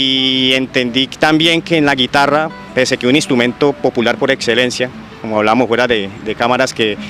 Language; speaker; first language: Spanish; native; Spanish